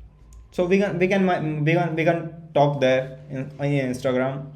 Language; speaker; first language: English; non-native, learner; Hindi